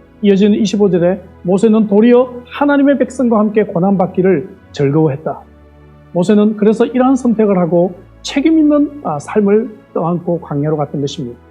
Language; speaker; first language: Korean; native; Korean